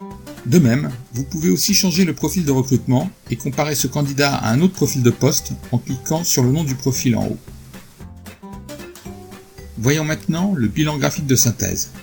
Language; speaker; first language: French; native; French